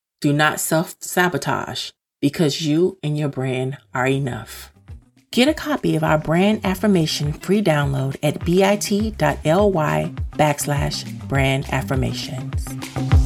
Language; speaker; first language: English; native; English